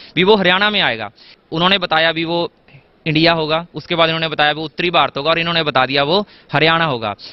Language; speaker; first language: Hindi; native; Hindi